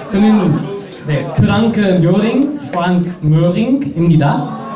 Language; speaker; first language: Korean; non-native, learner; German